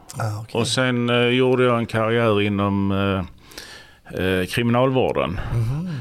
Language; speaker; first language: Swedish; native; Swedish